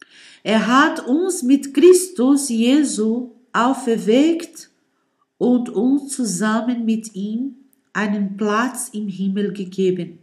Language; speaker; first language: German; non-native, learner; Portuguese